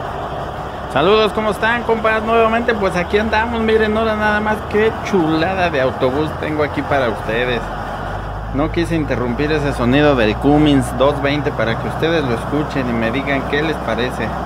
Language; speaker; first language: Spanish; native; Spanish